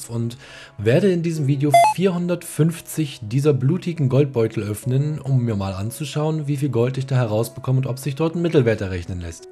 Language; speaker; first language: German; native; German